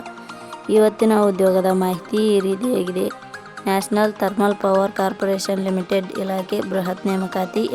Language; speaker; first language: Kannada; native; Kannada